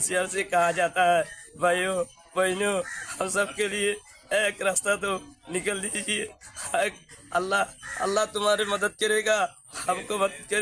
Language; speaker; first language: Hindi; non-native, learner; Rohingya